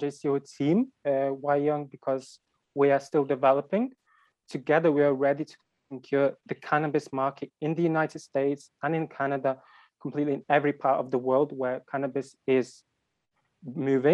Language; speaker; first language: English; non-native, fluent; Ukrainian